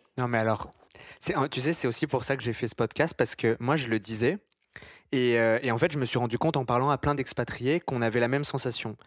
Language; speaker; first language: French; native; French